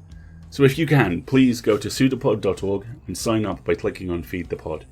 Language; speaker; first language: English; native; English